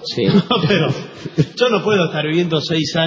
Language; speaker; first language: Spanish; native; Spanish